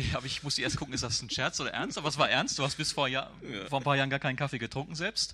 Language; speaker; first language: German; native; German